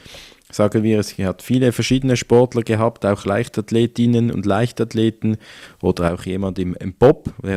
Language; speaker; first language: German; native; German